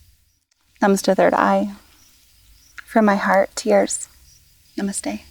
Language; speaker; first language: English; native; English